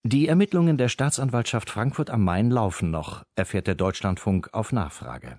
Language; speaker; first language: German; native; German